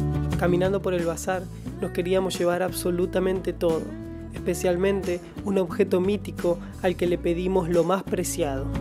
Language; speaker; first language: Spanish; native; Spanish